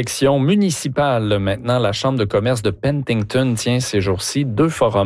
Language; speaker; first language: French; native; French